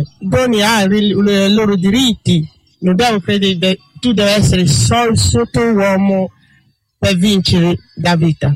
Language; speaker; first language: Italian; non-native, learner; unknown